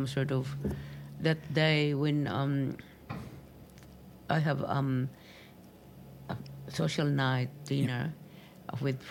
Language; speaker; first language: English; non-native, local second language; Cebuano